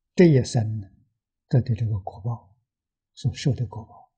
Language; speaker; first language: Chinese; native; Chinese